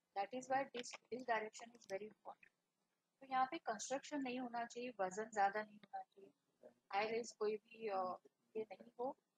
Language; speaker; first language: Hindi; non-native, local second language; Marathi